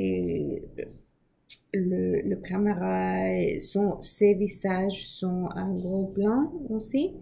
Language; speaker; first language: French; non-native, learner; English